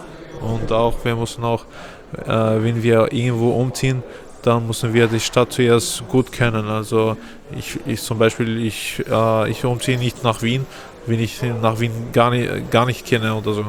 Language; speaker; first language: German; non-native, fluent; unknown